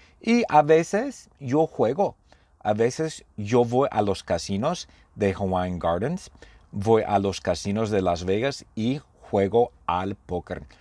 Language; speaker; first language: Spanish; non-native, fluent; English